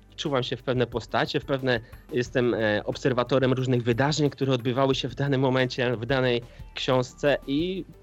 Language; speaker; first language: Polish; native; Polish